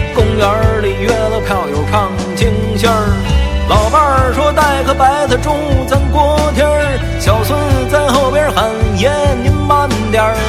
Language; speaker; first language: Chinese; non-native, fluent; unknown